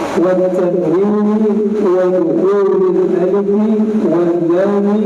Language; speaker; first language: Arabic; non-native, learner; Indonesian